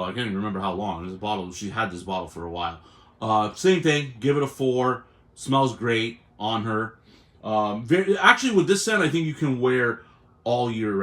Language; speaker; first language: English; native; English